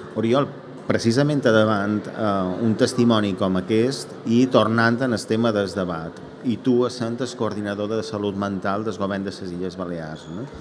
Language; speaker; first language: Catalan; native; Catalan